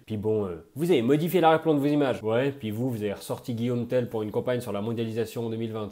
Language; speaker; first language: French; native; French